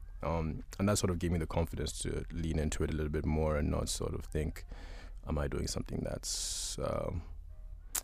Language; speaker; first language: English; non-native, local second language; Ganda